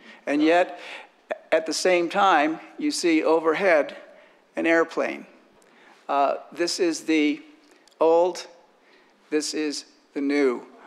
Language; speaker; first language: English; native; English